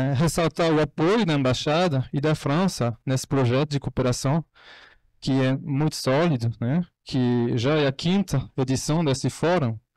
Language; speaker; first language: Portuguese; non-native, fluent; French